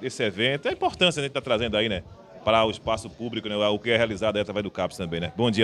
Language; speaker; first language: Portuguese; native; Portuguese